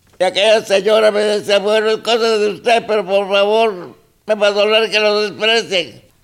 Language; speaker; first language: Spanish; non-native, local second language; Zapotec